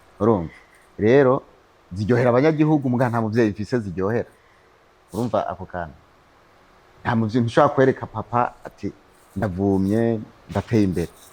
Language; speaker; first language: Rundi; native; Rundi